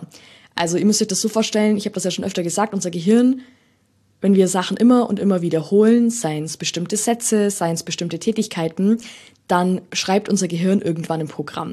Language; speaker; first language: German; native; German